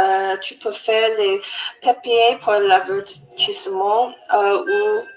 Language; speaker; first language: French; non-native, learner; English